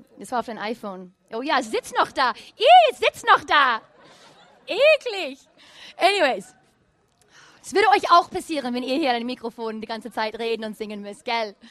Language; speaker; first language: German; non-native, fluent; English